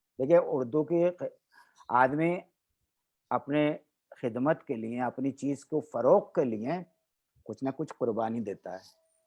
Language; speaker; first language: Urdu; native; Urdu